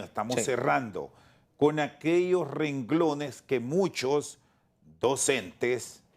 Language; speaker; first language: Spanish; native; Spanish